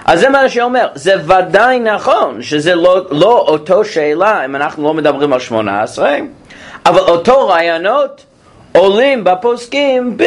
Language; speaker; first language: Hebrew; non-native, fluent; English